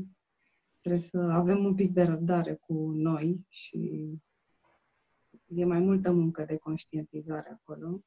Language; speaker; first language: Romanian; native; Romanian